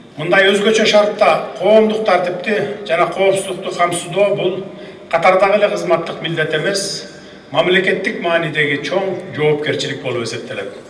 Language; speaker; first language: Kyrgyz; native; Kyrgyz